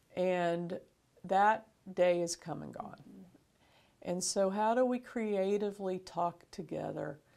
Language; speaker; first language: English; native; English